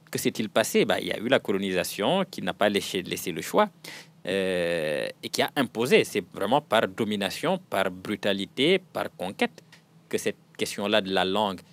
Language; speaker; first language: French; non-native, local second language; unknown